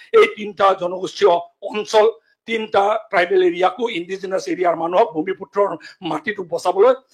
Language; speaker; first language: Assamese; non-native, local second language; Mising